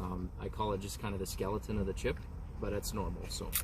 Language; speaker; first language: English; native; English